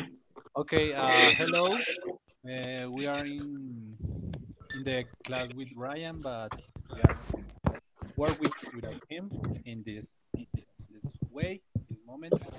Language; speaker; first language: English; non-native, learner; Spanish